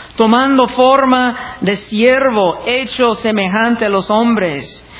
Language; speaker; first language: Spanish; non-native, fluent; English